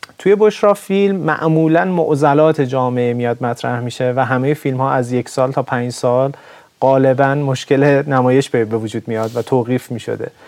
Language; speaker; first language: Persian; native; Persian